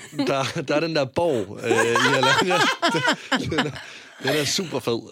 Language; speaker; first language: Danish; early bilingual, other home language; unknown